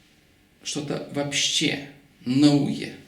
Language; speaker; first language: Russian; non-native, local second language; Lithuanian